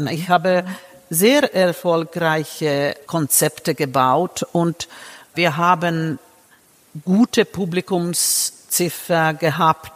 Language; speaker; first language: German; non-native, fluent; Finnish